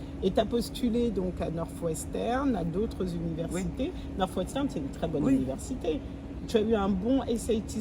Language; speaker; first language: French; native; French